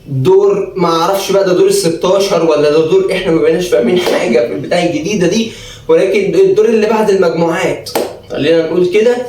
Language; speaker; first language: Arabic; native; Arabic